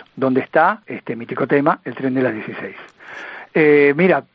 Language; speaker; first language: Spanish; native; Spanish